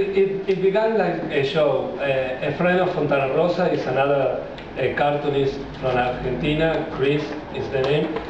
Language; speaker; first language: English; non-native, learner; Spanish